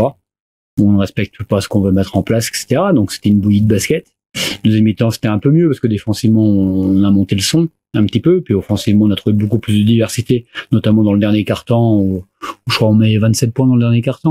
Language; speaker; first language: French; native; French